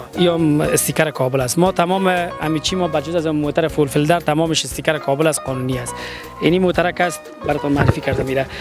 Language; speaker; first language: Persian; native; Persian